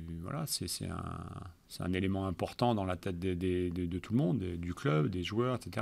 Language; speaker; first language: French; native; French